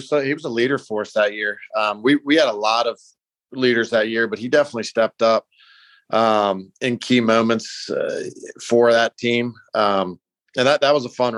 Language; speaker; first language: English; native; English